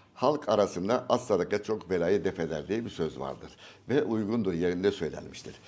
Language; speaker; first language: Turkish; native; Turkish